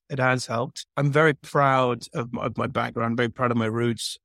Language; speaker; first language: English; native; English